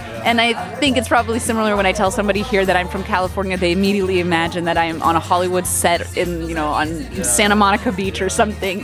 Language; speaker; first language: English; native; English